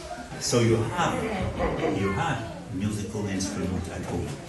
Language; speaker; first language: English; non-native, learner; French